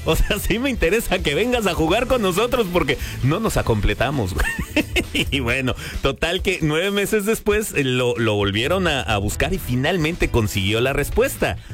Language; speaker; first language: Spanish; native; Spanish